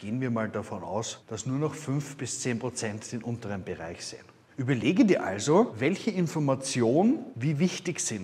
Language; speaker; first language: German; native; German